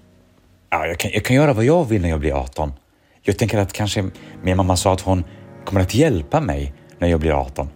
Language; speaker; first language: Swedish; early bilingual, other home language; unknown